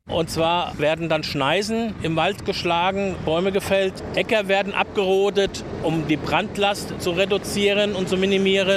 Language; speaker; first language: German; native; German